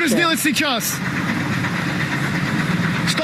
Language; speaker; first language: Russian; non-native, learner; English